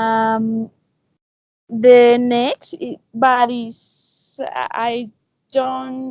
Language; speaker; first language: English; non-native, learner; Spanish